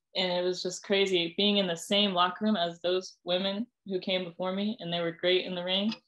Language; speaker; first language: English; native; English